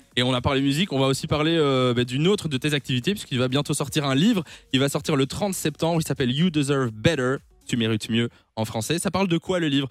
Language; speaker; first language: French; native; French